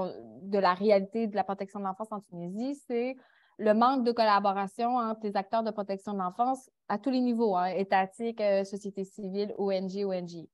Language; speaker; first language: French; native; French